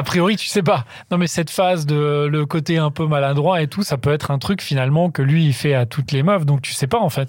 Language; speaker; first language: French; native; French